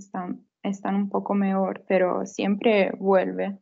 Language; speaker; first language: Spanish; non-native, fluent; Italian